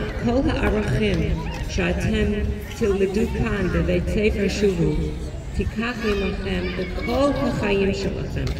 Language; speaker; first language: Hebrew; non-native, fluent; English